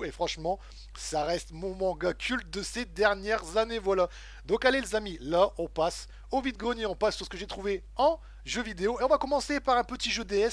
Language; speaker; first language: French; native; French